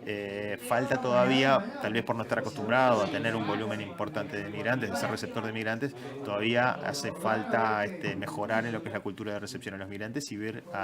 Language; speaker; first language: Spanish; native; Spanish